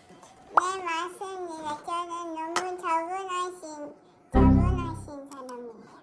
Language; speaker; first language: Korean; non-native, fluent; Japanese